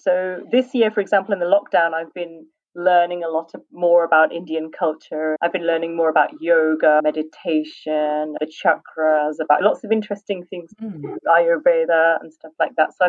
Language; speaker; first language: English; native; English